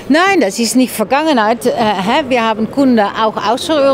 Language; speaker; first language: German; non-native, fluent; Dutch